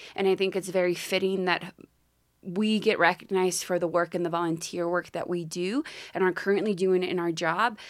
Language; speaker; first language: English; native; English